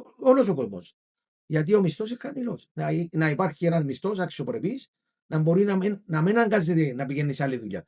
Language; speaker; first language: Greek; native; Greek